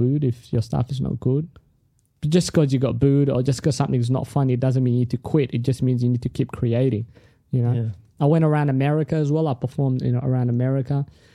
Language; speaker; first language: English; non-native, local second language; Tigrinya